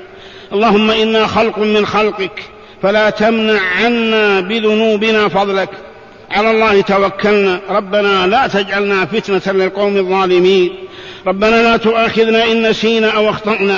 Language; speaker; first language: Arabic; native; Arabic